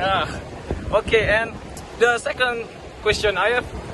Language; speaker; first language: English; non-native, learner; Indonesian